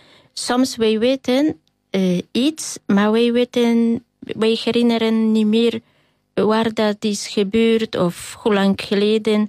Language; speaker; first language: Dutch; non-native, learner; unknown